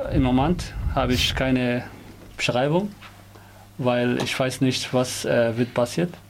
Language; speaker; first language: German; non-native, learner; Somali